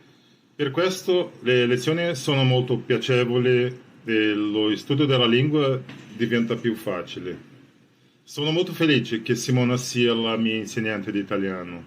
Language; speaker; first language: Italian; non-native, learner; Portuguese